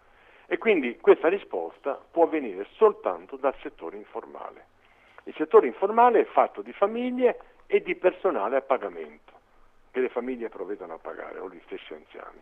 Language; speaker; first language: Italian; native; Italian